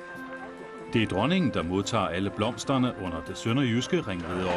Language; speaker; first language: Danish; native; Danish